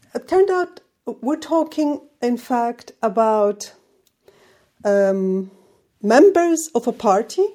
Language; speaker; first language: English; non-native, fluent; Arabic